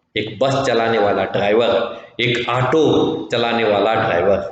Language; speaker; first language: Hindi; non-native, local second language; Kannada